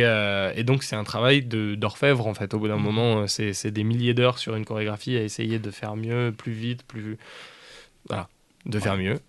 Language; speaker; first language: French; native; French